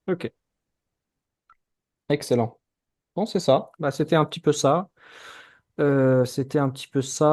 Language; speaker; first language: French; non-native, fluent; Azerbaijani